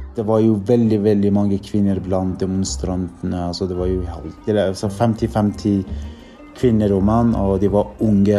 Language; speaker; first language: Norwegian; non-native, fluent; Persian